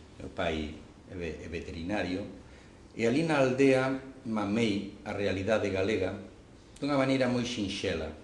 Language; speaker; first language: Galician; non-native, local second language; Spanish